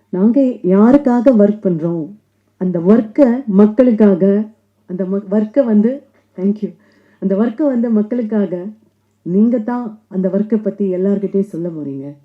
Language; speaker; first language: Tamil; non-native, local second language; Malayalam